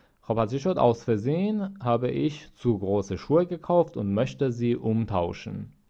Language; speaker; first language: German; non-native, fluent; Persian